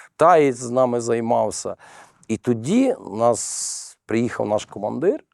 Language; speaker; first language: Ukrainian; native; Ukrainian